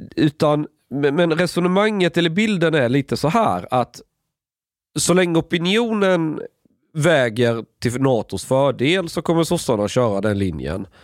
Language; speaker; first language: Swedish; native; Swedish